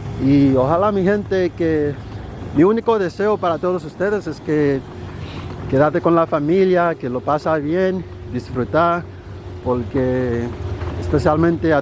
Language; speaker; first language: Spanish; non-native, learner; Haitian Creole